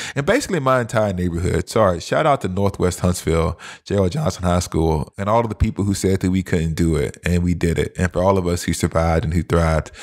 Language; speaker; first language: English; native; English